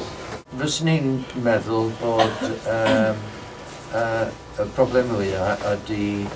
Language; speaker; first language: Welsh; non-native, local second language; English